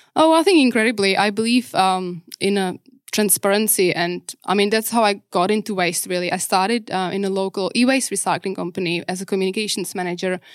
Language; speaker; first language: English; non-native, fluent; Czech